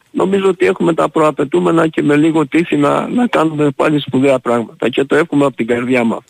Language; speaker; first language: Greek; native; Greek